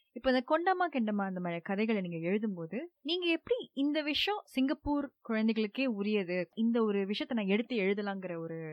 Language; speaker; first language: Tamil; native; Tamil